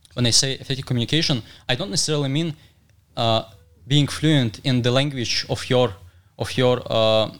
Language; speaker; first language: English; non-native, fluent; Russian